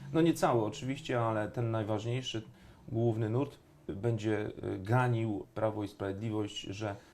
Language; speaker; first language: Polish; native; Polish